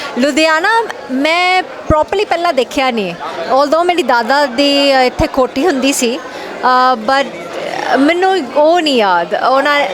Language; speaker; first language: Punjabi; early bilingual, heritage; Punjabi